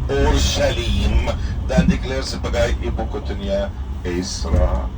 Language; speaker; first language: Indonesian; non-native, fluent; Arabic